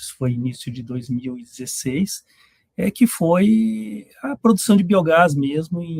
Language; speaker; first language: Portuguese; native; Portuguese